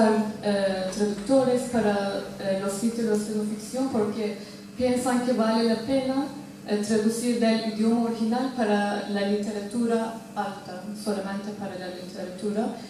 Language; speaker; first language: Spanish; non-native, fluent; Turkish